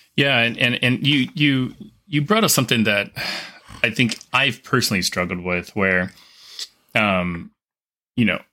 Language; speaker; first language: English; native; English